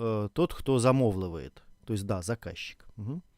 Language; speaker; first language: Ukrainian; non-native, learner; Russian